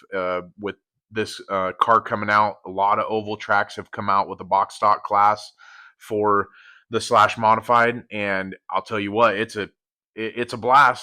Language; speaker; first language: English; native; English